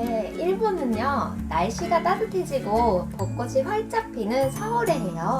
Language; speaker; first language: Korean; non-native, fluent; Japanese